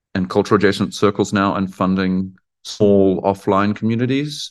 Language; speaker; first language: English; native; English